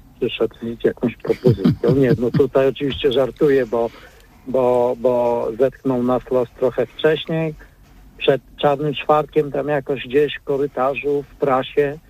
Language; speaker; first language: Polish; native; Polish